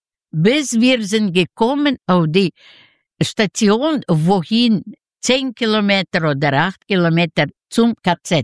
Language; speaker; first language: German; non-native, learner; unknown